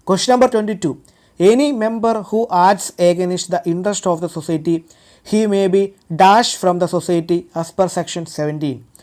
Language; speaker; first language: English; non-native, local second language; Malayalam